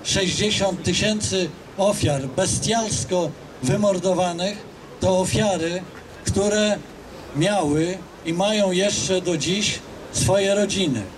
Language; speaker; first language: Polish; native; Polish